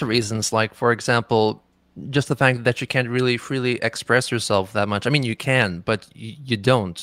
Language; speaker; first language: English; native; English